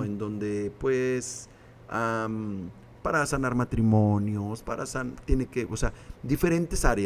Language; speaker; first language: Spanish; native; Spanish